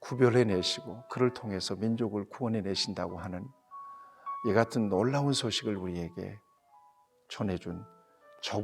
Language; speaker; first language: Korean; native; Korean